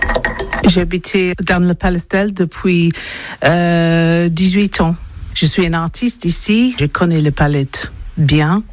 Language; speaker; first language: French; non-native, learner; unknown